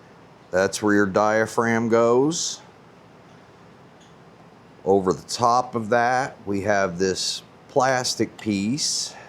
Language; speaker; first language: English; native; English